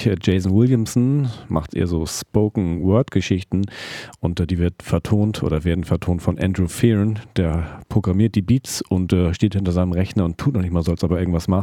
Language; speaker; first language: German; native; German